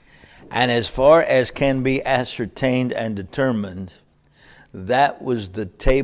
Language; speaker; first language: English; native; English